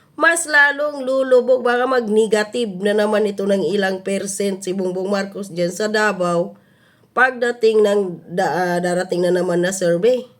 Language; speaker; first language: Filipino; non-native, local second language; Cebuano